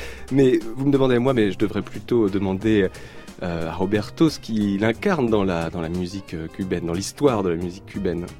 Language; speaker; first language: French; native; French